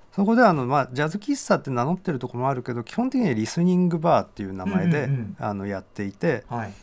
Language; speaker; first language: Japanese; native; Japanese